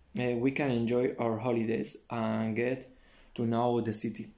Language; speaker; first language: English; non-native, learner; Spanish